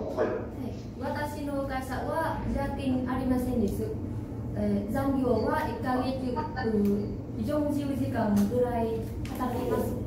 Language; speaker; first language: Japanese; non-native, learner; Vietnamese